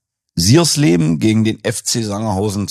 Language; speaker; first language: German; native; German